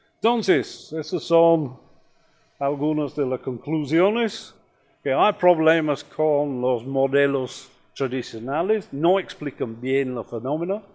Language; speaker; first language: Spanish; non-native, fluent; English